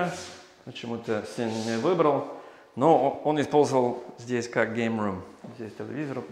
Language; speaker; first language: Russian; non-native, learner; English